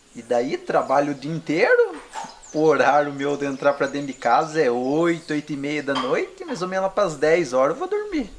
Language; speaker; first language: Portuguese; native; Portuguese